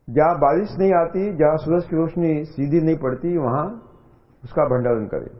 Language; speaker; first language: Hindi; non-native, local second language; Marathi